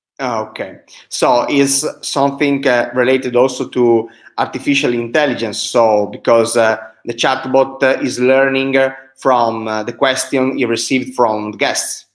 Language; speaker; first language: English; non-native, fluent; Italian